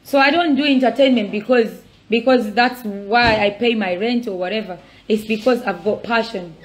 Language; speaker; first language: English; non-native, local second language; Swahili